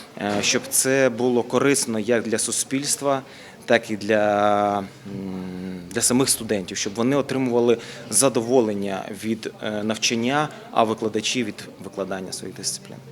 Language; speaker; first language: Ukrainian; native; Ukrainian